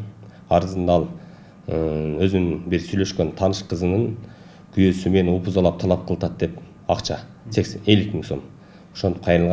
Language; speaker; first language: Kyrgyz; native; Kyrgyz